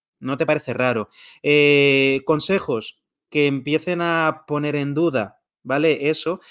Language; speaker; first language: Spanish; native; Spanish